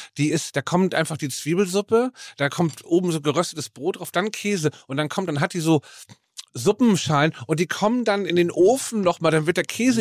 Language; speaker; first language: German; native; German